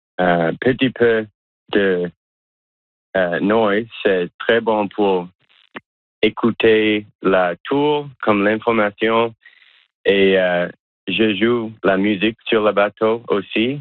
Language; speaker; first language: French; non-native, local second language; English